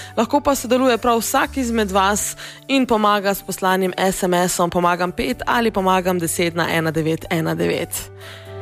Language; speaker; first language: Slovenian; native; Slovenian